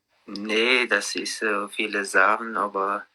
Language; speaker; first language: German; non-native, learner; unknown